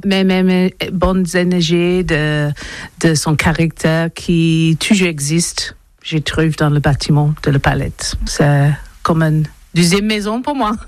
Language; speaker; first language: French; non-native, learner; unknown